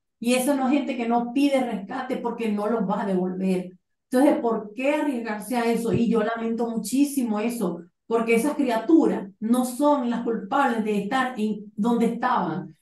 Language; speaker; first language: Spanish; native; Spanish